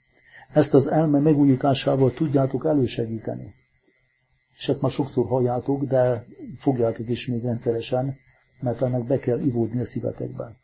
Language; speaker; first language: Hungarian; native; Hungarian